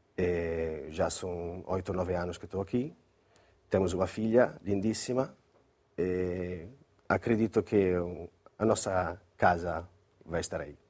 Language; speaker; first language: Portuguese; non-native, fluent; Italian